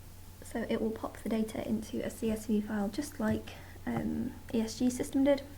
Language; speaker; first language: English; native; English